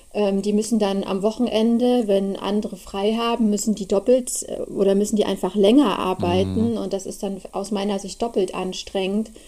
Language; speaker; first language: German; native; German